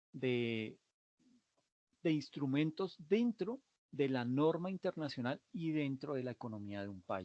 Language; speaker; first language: Spanish; native; Spanish